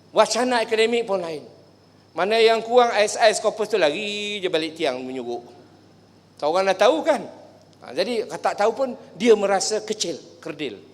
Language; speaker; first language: Malay; native; Malay